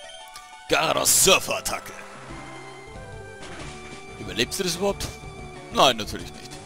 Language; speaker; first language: German; native; German